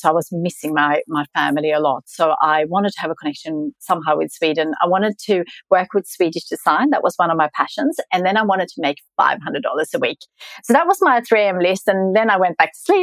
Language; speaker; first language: English; non-native, fluent; Swedish